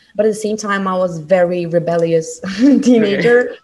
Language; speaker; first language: English; non-native, fluent; Bulgarian